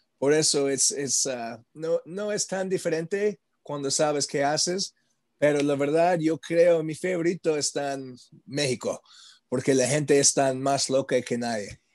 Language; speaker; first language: Spanish; non-native, learner; English